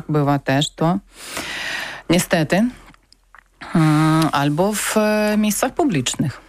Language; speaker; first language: Polish; non-native, learner; Ukrainian